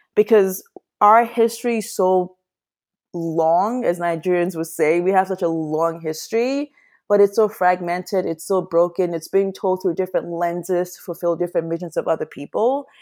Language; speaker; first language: English; non-native, local second language; Yoruba